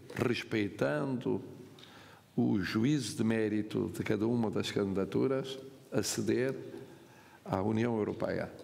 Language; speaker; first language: Portuguese; native; Portuguese